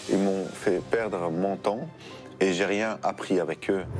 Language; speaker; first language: French; non-native, fluent; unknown